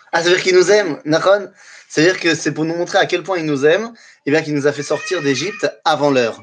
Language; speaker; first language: French; native; French